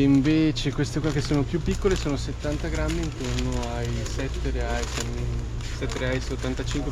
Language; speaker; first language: Italian; native; Italian